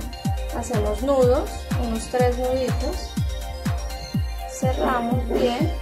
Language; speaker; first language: Spanish; native; Spanish